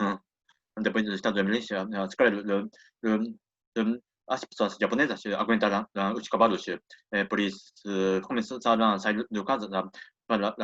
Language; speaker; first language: Portuguese; non-native, learner; Japanese